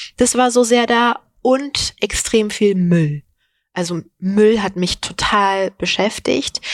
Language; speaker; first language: German; early bilingual, other home language; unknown